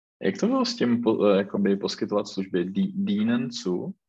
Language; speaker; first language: German; non-native, learner; Czech